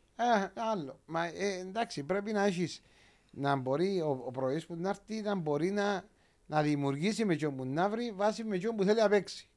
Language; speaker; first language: Greek; native; Greek